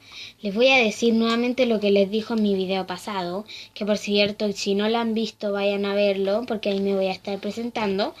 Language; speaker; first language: Spanish; native; Spanish